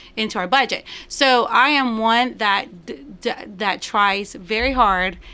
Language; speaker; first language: English; non-native, fluent; Spanish